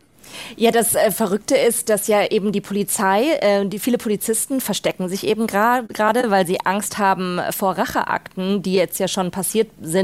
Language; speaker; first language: German; native; German